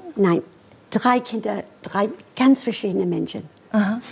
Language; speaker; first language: German; non-native, fluent; English